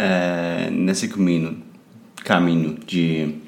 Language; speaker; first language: Portuguese; non-native, fluent; English